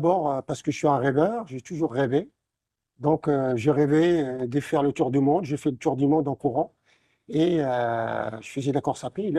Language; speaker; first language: French; non-native, local second language; Arabic